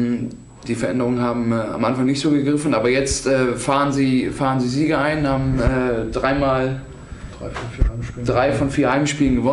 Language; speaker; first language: German; native; German